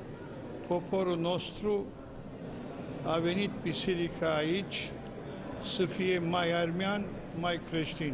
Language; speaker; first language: Romanian; non-native, learner; Armenian